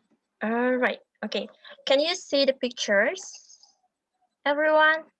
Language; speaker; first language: English; non-native, learner; Indonesian